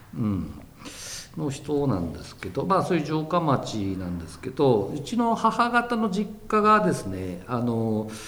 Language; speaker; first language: Japanese; native; Japanese